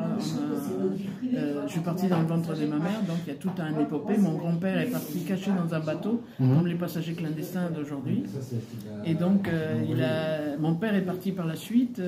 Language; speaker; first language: French; early bilingual, other home language; Spanish